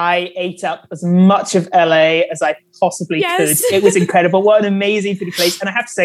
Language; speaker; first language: English; native; English